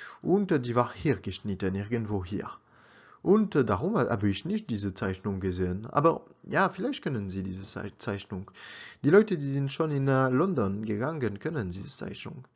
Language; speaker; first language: German; non-native, learner; French